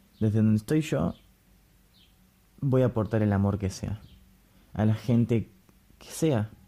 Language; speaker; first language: Spanish; native; Spanish